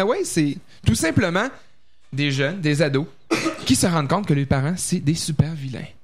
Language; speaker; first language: French; native; French